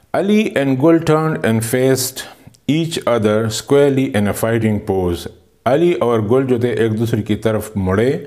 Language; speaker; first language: Urdu; non-native, local second language; Pashto